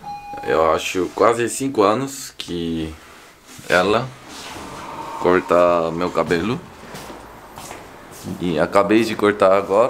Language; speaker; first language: Portuguese; non-native, learner; Korean